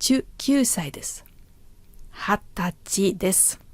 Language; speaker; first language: Japanese; non-native, fluent; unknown